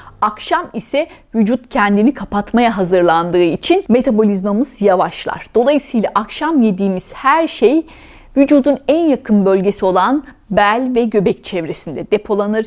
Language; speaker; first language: Turkish; native; Turkish